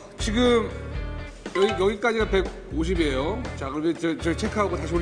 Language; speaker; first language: Korean; native; Korean